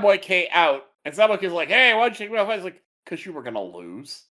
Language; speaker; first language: English; native; English